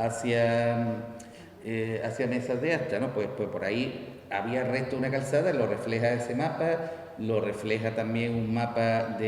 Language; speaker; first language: Spanish; native; Spanish